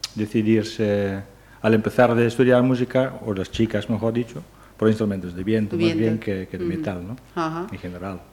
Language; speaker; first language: Spanish; non-native, fluent; Dutch